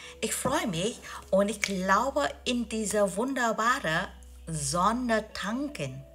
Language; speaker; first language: German; non-native, learner; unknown